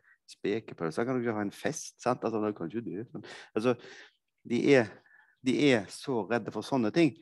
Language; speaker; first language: Norwegian; native; Norwegian